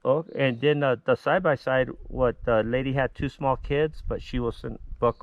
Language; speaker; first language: English; native; English